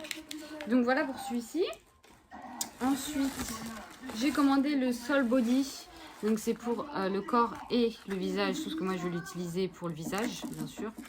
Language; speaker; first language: French; native; French